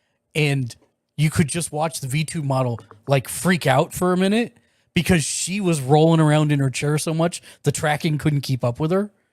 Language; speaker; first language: English; native; English